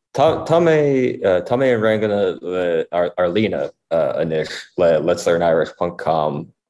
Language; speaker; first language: Irish; non-native, learner; English